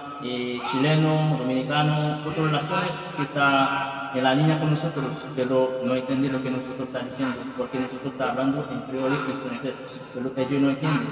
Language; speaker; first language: Spanish; non-native, fluent; Haitian Creole